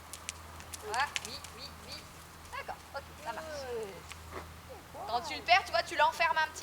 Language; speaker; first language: French; native; French